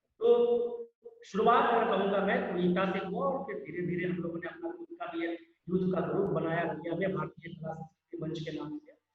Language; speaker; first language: Hindi; native; Hindi